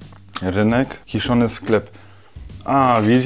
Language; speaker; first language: Polish; non-native, learner; German